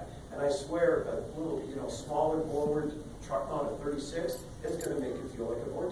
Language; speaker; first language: English; native; English